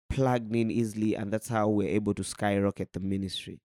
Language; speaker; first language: English; non-native, local second language; Ganda